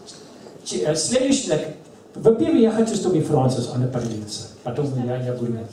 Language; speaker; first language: Russian; non-native, learner; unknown